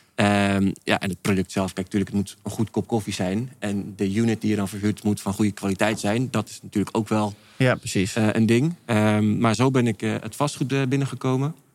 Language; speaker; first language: Dutch; native; Dutch